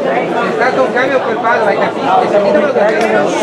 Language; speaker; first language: Italian; native; Italian